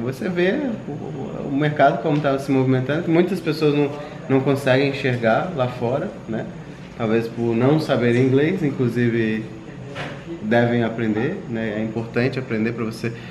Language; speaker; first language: Portuguese; native; Portuguese